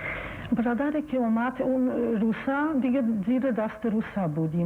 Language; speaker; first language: Persian; non-native, fluent; Polish